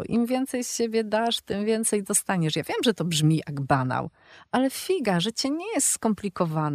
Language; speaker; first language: Polish; native; Polish